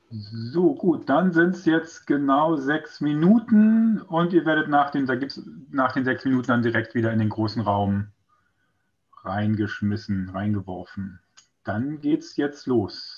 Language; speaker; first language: German; native; German